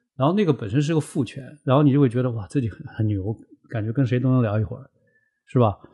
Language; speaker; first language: Chinese; native; Chinese